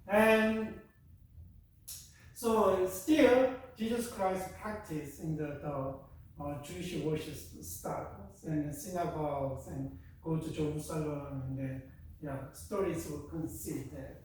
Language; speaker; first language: English; non-native, fluent; Korean